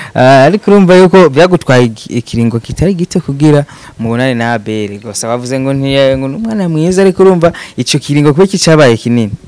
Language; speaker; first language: Rundi; native; Rundi